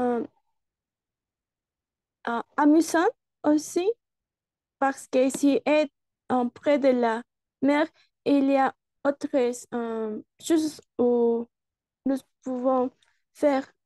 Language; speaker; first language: French; non-native, learner; Spanish